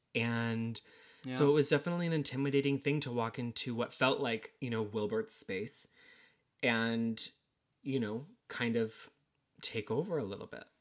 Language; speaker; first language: English; native; English